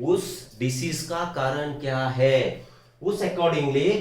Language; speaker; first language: Hindi; non-native, local second language; Marathi